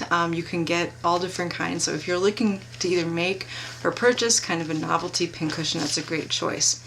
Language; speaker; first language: English; native; English